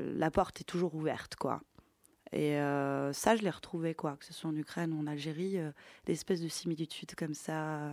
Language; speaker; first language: French; early bilingual, other home language; Ukrainian